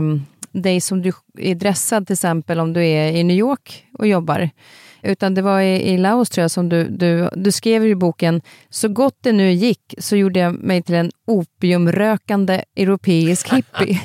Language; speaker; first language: Swedish; native; Swedish